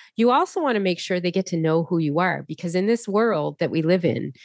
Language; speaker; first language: English; native; English